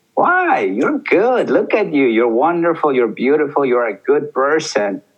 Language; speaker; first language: English; early bilingual, other home language; Spanish